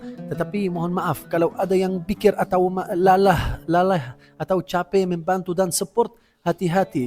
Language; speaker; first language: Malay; non-native, fluent; Arabic